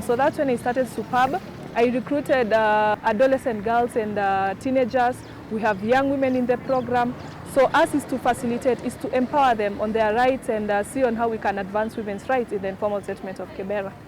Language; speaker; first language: English; non-native, local second language; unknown